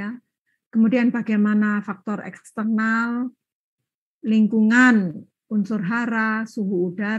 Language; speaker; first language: Indonesian; native; Indonesian